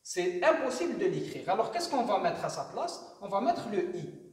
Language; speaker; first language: French; non-native, local second language; Arabic